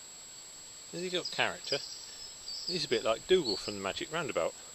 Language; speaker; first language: English; native; English